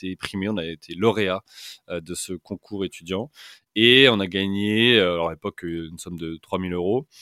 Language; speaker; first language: French; native; French